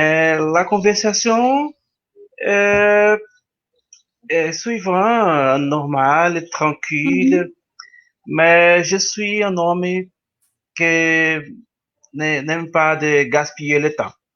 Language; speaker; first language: French; non-native, learner; Portuguese